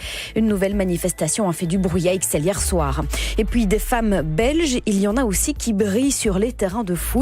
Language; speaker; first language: French; native; French